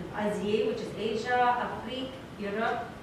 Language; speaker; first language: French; non-native, fluent; English